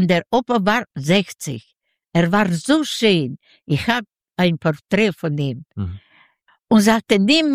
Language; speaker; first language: German; non-native, learner; Yiddish